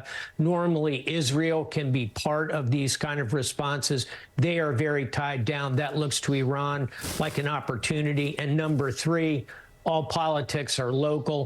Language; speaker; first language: English; native; English